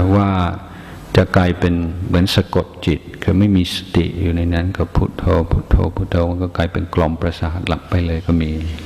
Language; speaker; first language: Thai; non-native, fluent; English